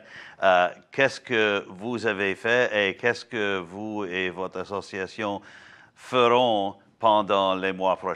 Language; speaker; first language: French; non-native, learner; English